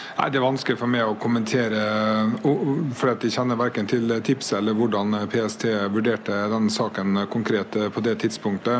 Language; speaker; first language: Norwegian; native; Norwegian